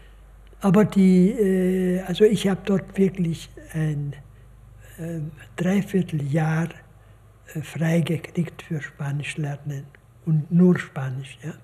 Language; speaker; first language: German; non-native, fluent; Hungarian